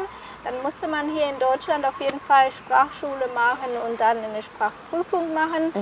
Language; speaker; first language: German; non-native, fluent; Kinyarwanda